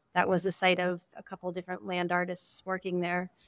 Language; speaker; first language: English; native; English